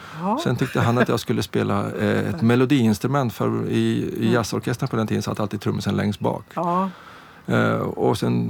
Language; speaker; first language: Swedish; native; Swedish